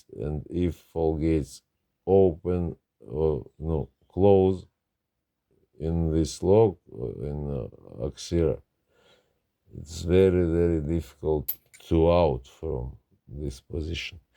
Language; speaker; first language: English; non-native, learner; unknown